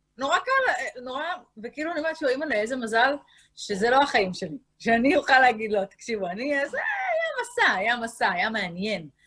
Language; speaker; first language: Hebrew; native; Hebrew